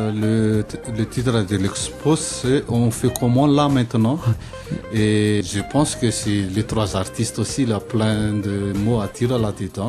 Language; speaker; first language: French; non-native, local second language; Malagasy